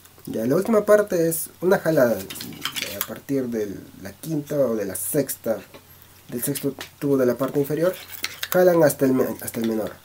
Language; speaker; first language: Spanish; native; Spanish